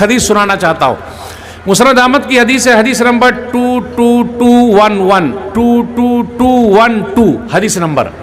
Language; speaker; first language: Hindi; native; Hindi